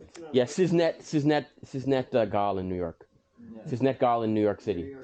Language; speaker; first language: German; non-native, learner; English